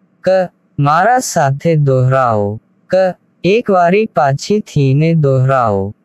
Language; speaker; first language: Gujarati; non-native, local second language; Urdu